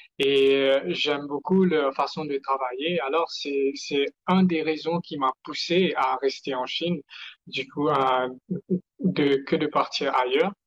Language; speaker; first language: French; non-native, local second language; Morisyen